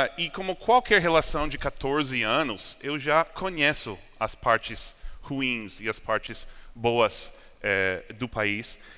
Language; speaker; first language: Portuguese; non-native, fluent; English